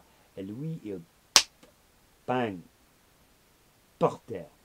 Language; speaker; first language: French; non-native, learner; English